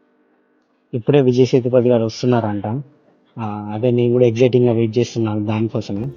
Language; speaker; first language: Telugu; native; Telugu